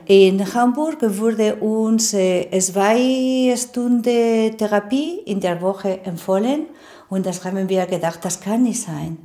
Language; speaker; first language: German; non-native, fluent; Spanish